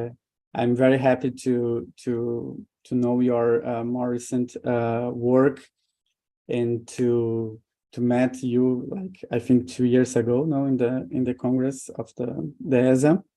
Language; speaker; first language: English; non-native, fluent; Portuguese